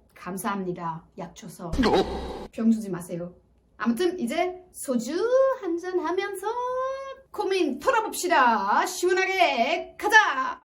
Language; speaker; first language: Korean; non-native, fluent; German